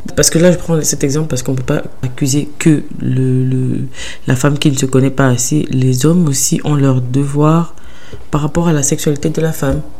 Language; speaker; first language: French; early bilingual, other home language; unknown